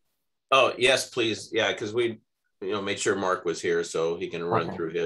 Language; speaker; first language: English; native; English